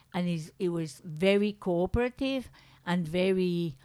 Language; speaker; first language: English; non-native, fluent; Spanish